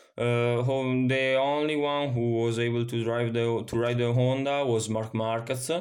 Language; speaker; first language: English; non-native, fluent; Italian